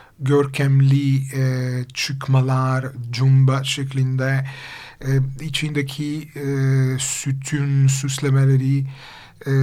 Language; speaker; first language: Turkish; non-native, fluent; Italian